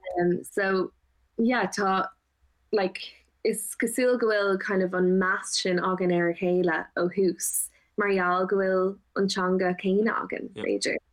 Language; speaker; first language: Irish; non-native, local second language; English